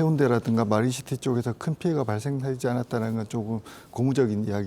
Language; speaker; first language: Korean; native; Korean